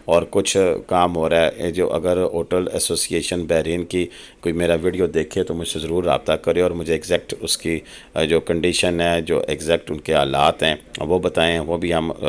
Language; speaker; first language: Urdu; non-native, local second language; Pahari-Potwari